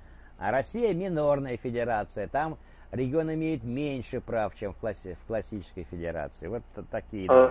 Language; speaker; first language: Russian; native; Russian